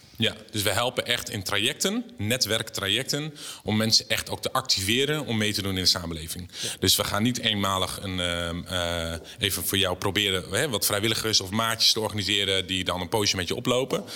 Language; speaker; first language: Dutch; native; Dutch